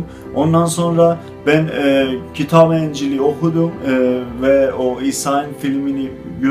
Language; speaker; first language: Turkish; non-native, learner; Azerbaijani